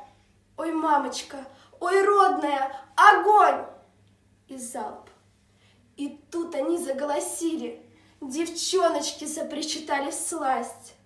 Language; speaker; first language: Russian; native; Russian